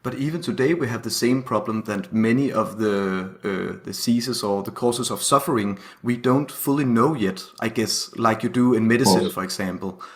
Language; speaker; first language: English; non-native, fluent; Danish